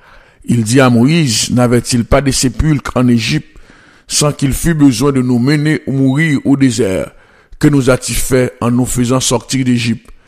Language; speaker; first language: French; non-native, local second language; Haitian Creole